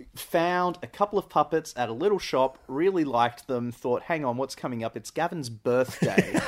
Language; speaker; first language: English; native; English